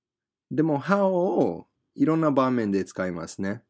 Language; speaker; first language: Japanese; non-native, fluent; English